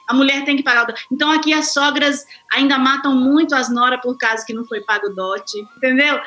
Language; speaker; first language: Portuguese; native; Portuguese